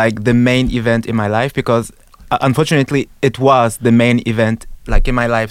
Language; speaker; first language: English; non-native, fluent; French